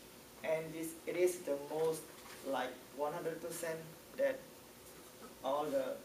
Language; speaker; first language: English; non-native, learner; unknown